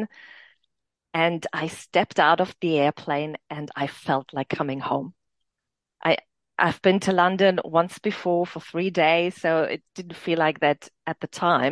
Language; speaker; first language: English; non-native, fluent; German